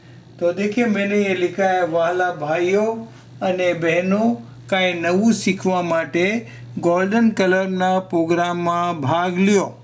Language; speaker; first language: Hindi; non-native, local second language; Gujarati